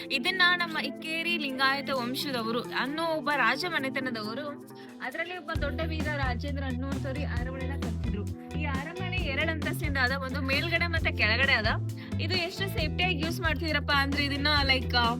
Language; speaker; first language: Kannada; native; Kannada